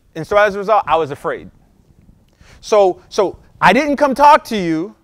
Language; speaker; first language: English; native; English